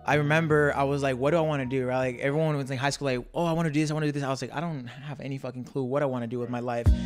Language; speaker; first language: English; early bilingual, other home language; Spanish